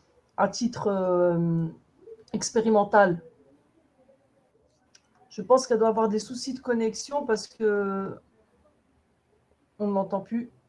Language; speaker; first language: French; native; French